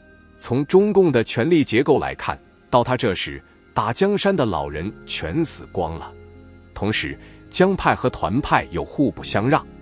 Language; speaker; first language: Chinese; native; Chinese